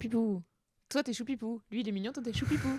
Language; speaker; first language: French; native; French